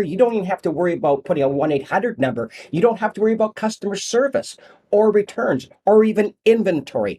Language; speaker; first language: English; native; English